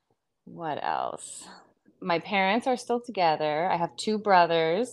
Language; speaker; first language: English; native; English